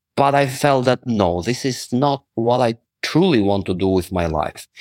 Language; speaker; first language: English; non-native, fluent; Albanian